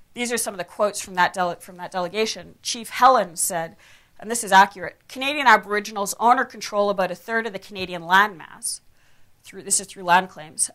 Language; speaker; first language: English; native; English